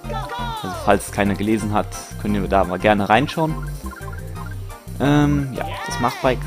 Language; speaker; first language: German; native; German